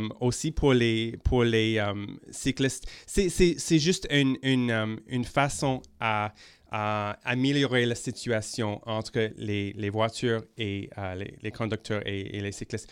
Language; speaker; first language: French; non-native, local second language; English